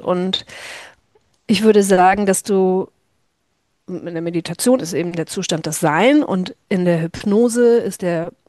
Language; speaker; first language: German; native; German